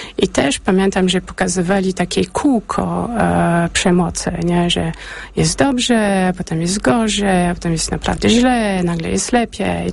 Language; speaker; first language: Polish; early bilingual, heritage; Polish